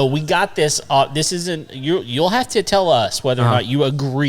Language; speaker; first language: English; native; English